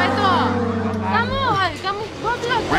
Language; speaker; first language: Indonesian; non-native, learner; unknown